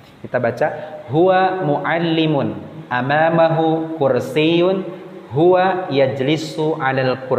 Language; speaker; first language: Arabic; non-native, fluent; Indonesian